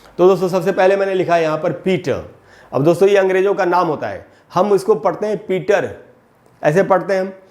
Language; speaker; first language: Hindi; native; Hindi